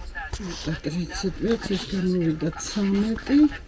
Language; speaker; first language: Russian; non-native, fluent; Georgian